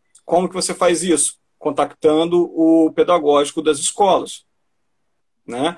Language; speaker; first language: Portuguese; native; Portuguese